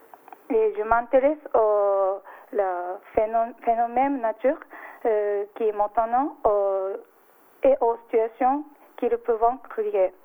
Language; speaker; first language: French; non-native, learner; Japanese